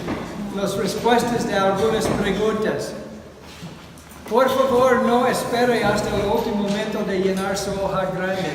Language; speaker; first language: Spanish; non-native, fluent; English